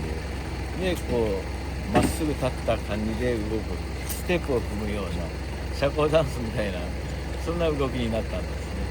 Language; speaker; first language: Japanese; native; Japanese